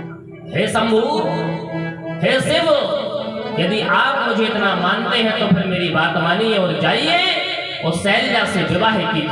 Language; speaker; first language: Hindi; native; Hindi